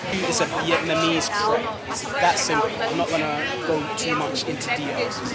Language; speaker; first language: English; native; English